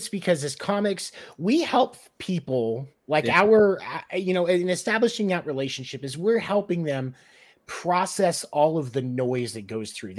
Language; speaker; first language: English; native; English